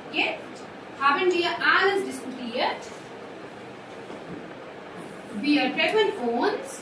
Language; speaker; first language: German; non-native, fluent; Hindi